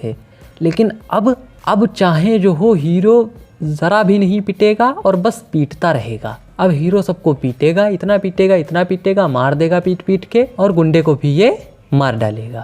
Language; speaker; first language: Hindi; native; Hindi